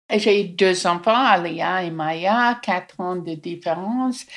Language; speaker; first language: French; non-native, fluent; English